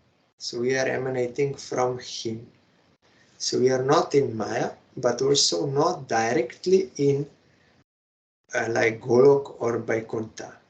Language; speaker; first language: English; non-native, fluent; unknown